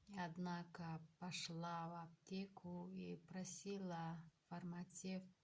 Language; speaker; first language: Russian; non-native, local second language; Tajik